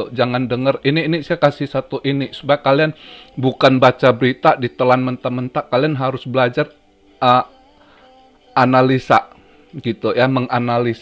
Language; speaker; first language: Indonesian; native; Indonesian